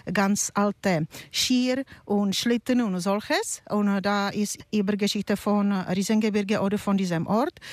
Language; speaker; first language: German; non-native, fluent; Czech